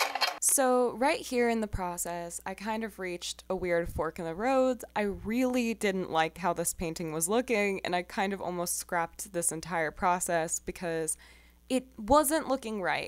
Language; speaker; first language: English; native; English